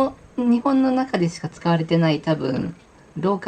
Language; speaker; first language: Japanese; native; Japanese